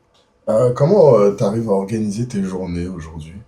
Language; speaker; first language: French; native; French